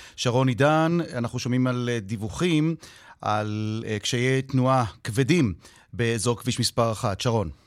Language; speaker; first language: Hebrew; native; Hebrew